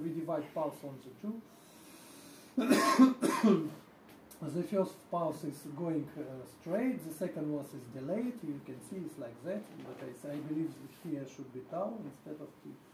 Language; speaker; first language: English; non-native, fluent; Russian